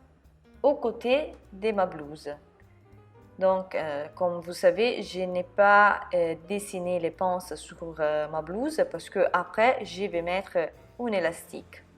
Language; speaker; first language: French; non-native, fluent; Italian